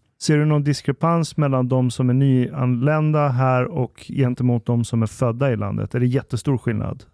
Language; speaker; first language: Swedish; early bilingual, other home language; Persian